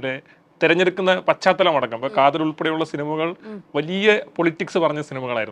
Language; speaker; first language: Malayalam; native; Malayalam